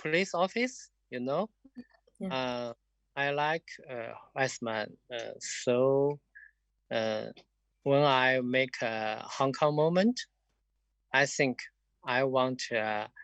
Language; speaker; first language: English; non-native, learner; Chinese